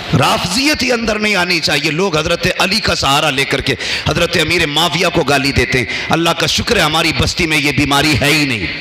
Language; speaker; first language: Urdu; native; Urdu